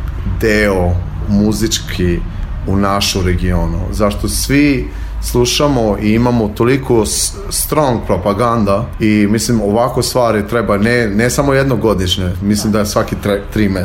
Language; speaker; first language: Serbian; non-native, learner; Albanian